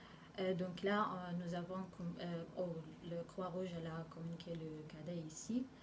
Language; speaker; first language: French; non-native, learner; Arabic